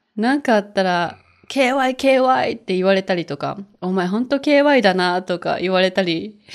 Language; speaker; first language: Japanese; native; Japanese